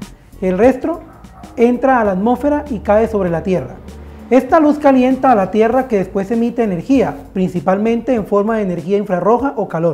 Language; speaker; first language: Spanish; native; Spanish